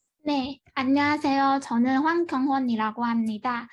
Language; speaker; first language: Korean; non-native, fluent; Chinese